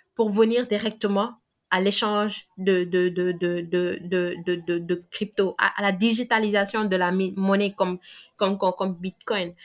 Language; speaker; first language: French; non-native, local second language; Wolof